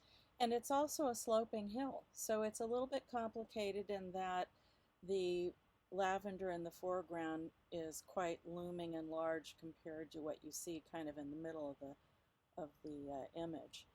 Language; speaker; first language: English; native; English